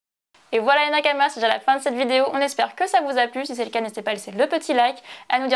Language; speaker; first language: French; native; French